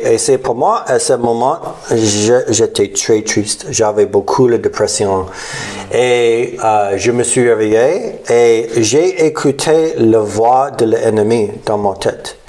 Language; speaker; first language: French; non-native, learner; English